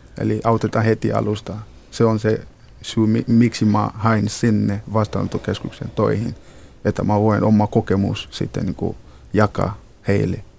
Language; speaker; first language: Finnish; non-native, fluent; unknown